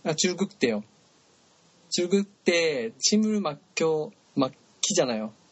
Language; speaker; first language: Korean; non-native, learner; Japanese